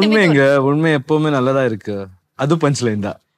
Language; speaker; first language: Tamil; non-native, local second language; Kannada